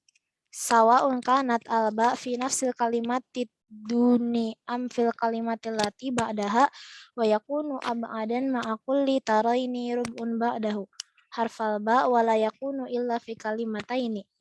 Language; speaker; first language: Arabic; non-native, learner; Indonesian